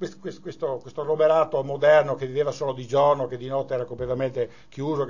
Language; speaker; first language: Italian; native; Italian